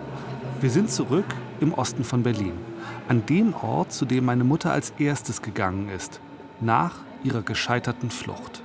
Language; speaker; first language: German; native; German